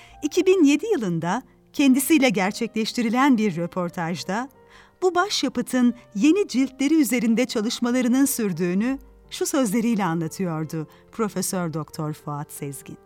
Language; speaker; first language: Turkish; native; Turkish